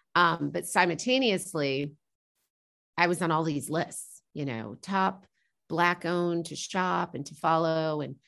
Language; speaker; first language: English; native; English